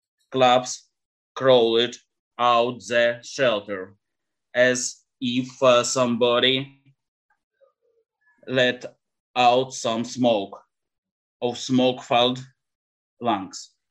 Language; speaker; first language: English; non-native, learner; Ukrainian